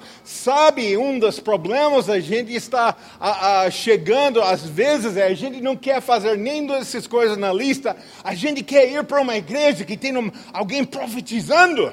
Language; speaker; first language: Portuguese; non-native, fluent; English